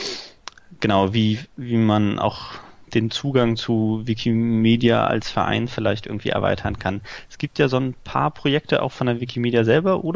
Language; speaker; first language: German; native; German